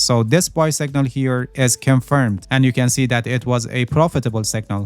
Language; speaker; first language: English; non-native, fluent; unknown